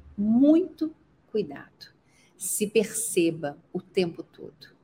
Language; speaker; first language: Portuguese; native; Portuguese